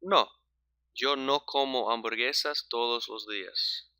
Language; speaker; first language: Spanish; non-native, learner; English